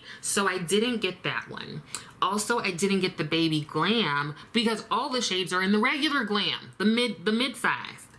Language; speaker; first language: English; native; English